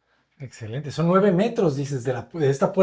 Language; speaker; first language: Spanish; native; Spanish